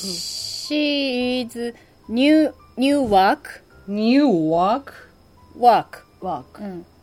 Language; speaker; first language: English; non-native, learner; Japanese